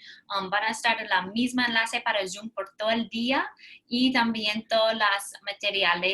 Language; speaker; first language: Spanish; non-native, fluent; English